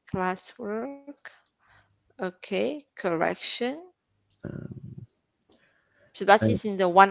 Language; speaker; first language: English; non-native, fluent; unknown